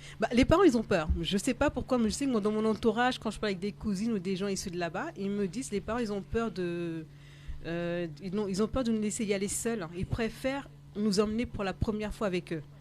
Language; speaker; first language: French; early bilingual, other home language; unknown